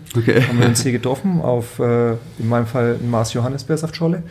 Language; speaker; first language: German; native; German